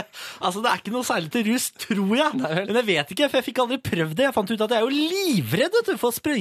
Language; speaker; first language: Norwegian; native; Norwegian